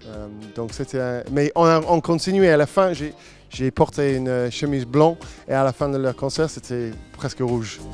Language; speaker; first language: French; non-native, fluent; English